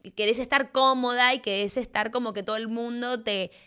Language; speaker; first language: Spanish; native; Spanish